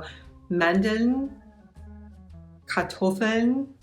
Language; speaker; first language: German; non-native, learner; English